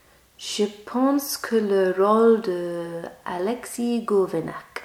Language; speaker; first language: French; non-native, learner; English